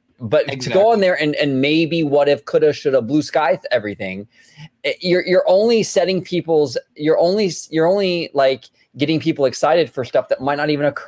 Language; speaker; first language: English; native; English